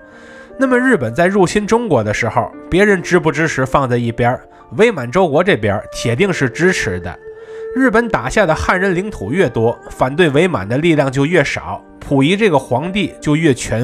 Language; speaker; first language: Chinese; native; Chinese